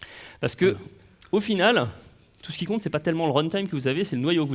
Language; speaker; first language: French; native; French